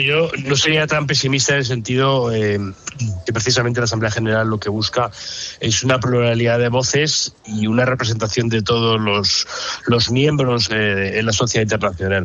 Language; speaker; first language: Spanish; native; Spanish